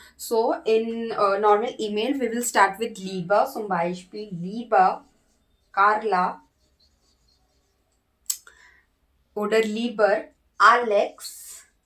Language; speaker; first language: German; non-native, learner; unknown